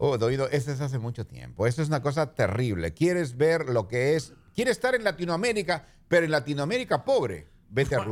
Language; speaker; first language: Spanish; native; Spanish